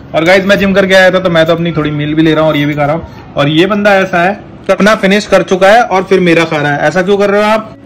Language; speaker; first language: Hindi; native; Hindi